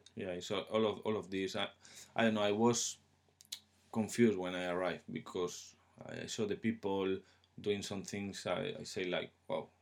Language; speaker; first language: English; non-native, learner; Spanish